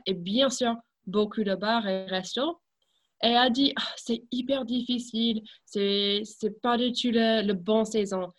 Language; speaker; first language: French; non-native, fluent; English